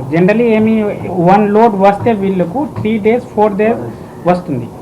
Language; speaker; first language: Telugu; non-native, fluent; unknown